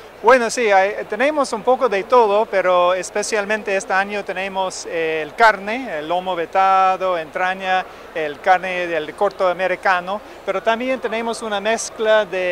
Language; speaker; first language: Spanish; non-native, fluent; English